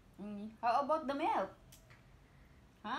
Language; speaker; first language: English; non-native, learner; Filipino